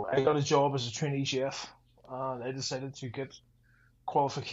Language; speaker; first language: English; native; English